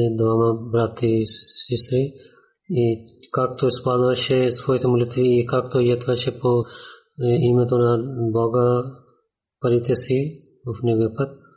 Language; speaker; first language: Bulgarian; non-native, learner; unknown